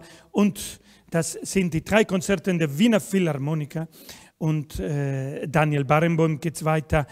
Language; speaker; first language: German; non-native, fluent; Spanish